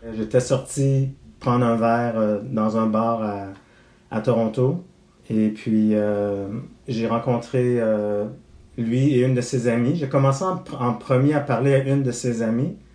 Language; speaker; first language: French; native; French